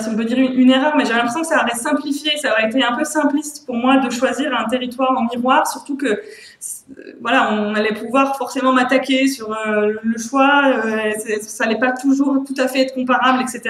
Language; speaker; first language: French; native; French